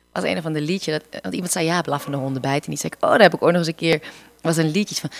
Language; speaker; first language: Dutch; native; Dutch